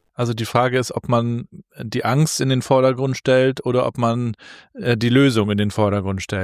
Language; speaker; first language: German; native; German